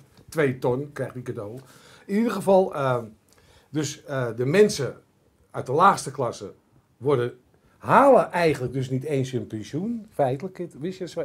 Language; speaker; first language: Dutch; native; Dutch